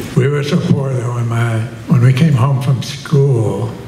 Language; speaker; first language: English; native; English